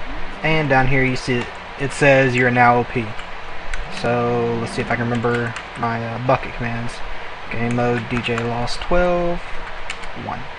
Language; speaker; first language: English; native; English